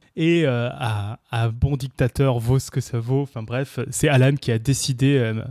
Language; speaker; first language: French; native; French